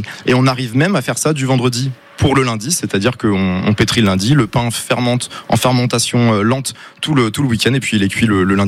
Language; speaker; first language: French; native; French